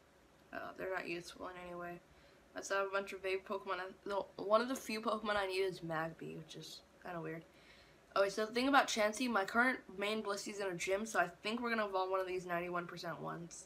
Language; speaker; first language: English; native; English